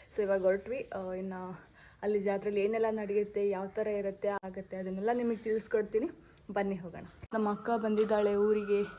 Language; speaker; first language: Kannada; non-native, local second language; Konkani